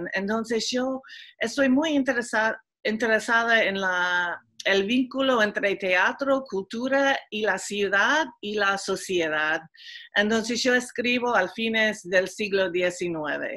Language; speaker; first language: Spanish; non-native, fluent; English